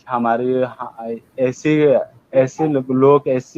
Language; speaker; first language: Hindi; non-native, learner; Rohingya